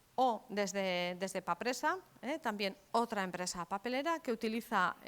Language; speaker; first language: Spanish; native; Spanish